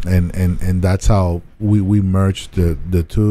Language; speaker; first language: English; non-native, fluent; Spanish